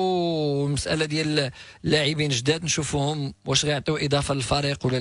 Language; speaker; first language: Arabic; native; Arabic